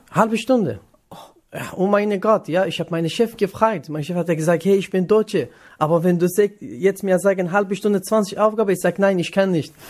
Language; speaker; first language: German; non-native, learner; Kurdish